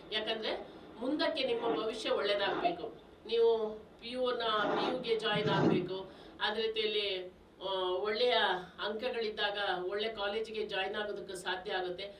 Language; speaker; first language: Kannada; native; Kannada